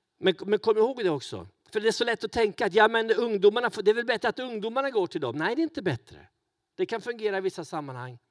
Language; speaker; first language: Swedish; native; Swedish